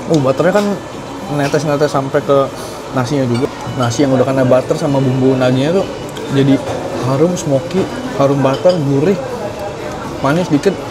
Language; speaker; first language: Indonesian; native; Indonesian